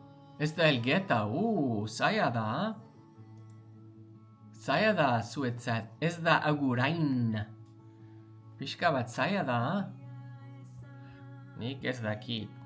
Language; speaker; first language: Basque; non-native, learner; English